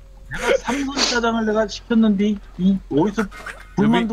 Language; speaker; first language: Korean; native; Korean